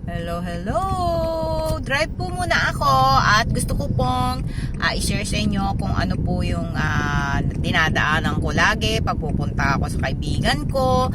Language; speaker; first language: Filipino; native; Filipino